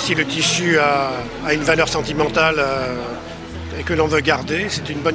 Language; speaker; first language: French; native; French